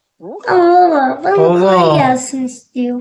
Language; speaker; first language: Turkish; native; Turkish